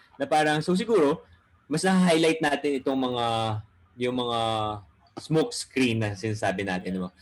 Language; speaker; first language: Filipino; non-native, local second language; Bikol